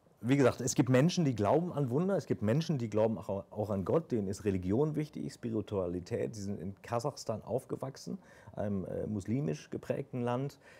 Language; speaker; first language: German; native; German